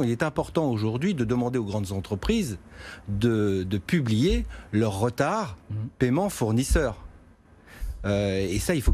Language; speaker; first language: French; native; French